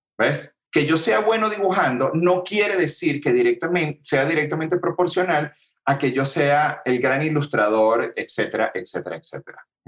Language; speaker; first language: Spanish; native; Spanish